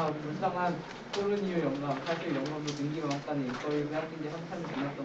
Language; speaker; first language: Korean; native; Korean